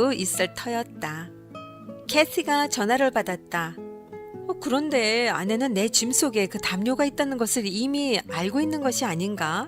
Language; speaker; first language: Korean; native; Korean